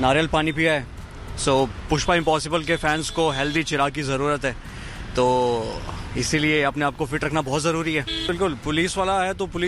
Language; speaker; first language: Hindi; native; Hindi